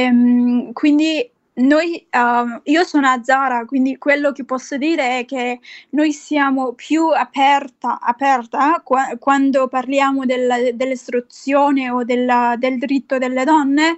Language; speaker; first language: Italian; non-native, fluent; Persian